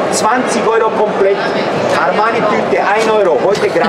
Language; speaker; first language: German; non-native, fluent; Turkish